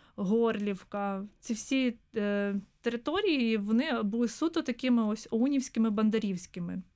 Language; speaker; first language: Ukrainian; native; Ukrainian